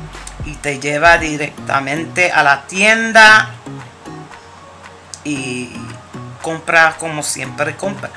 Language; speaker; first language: Spanish; early bilingual, heritage; Spanish